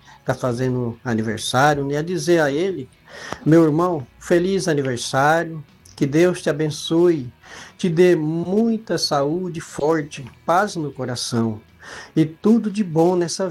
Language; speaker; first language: Portuguese; native; Portuguese